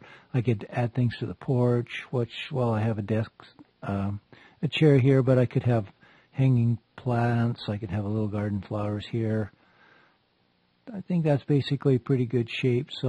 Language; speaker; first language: English; native; English